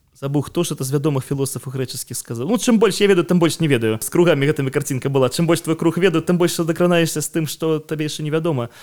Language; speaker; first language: Belarusian; non-native, local second language; Russian